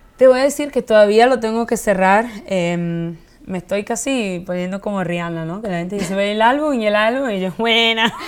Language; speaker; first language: Spanish; early bilingual, heritage; Spanish